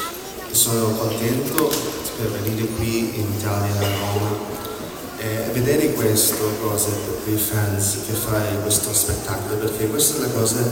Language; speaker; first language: Italian; non-native, learner; English